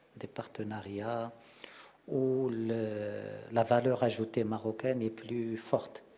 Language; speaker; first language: French; non-native, local second language; Arabic